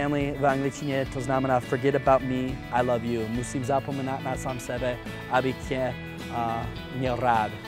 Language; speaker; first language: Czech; non-native, fluent; English